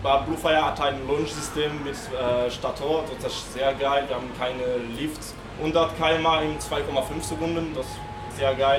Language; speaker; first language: German; non-native, learner; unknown